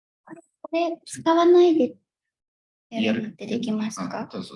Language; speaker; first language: Japanese; native; Japanese